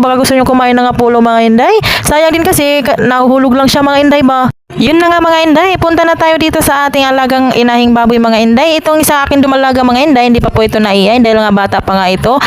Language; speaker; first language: Filipino; non-native, local second language; Cebuano